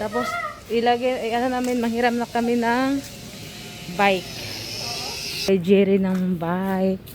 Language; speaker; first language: Filipino; non-native, local second language; Cebuano